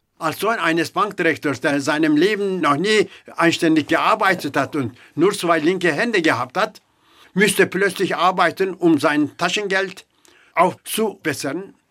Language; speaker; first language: German; non-native, fluent; Turkish